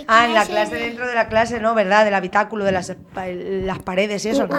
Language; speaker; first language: Spanish; native; Spanish